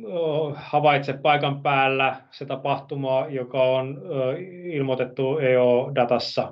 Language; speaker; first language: Finnish; native; Finnish